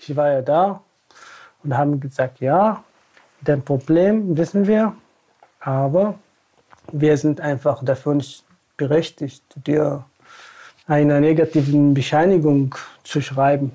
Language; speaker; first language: German; non-native, fluent; Tamasheq